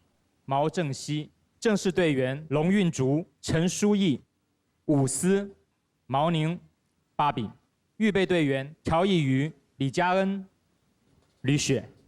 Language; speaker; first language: Chinese; native; Chinese